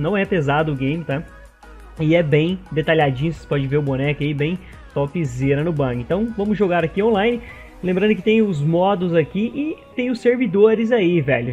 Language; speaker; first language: Portuguese; native; Portuguese